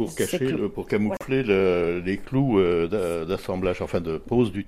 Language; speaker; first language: French; native; French